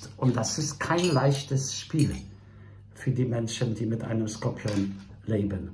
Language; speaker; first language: German; non-native, fluent; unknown